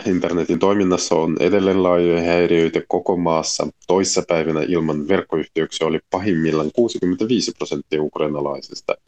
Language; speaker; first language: Finnish; non-native, fluent; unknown